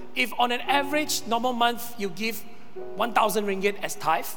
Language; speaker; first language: English; non-native, local second language; Chinese